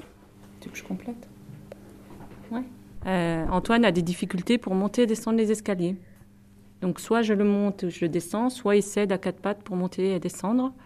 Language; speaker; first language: French; native; French